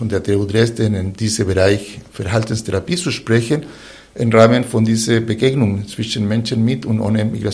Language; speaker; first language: German; non-native, fluent; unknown